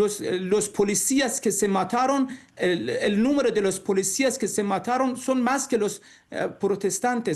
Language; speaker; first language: Spanish; non-native, learner; Persian